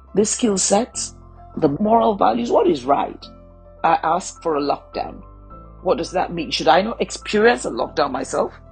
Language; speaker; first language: English; non-native, local second language; Yoruba